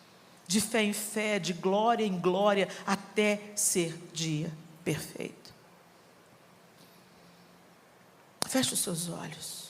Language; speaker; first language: Portuguese; native; Portuguese